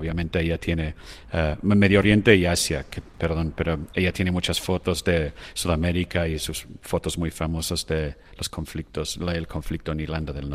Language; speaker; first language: Spanish; non-native, fluent; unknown